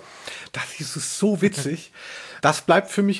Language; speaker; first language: German; native; German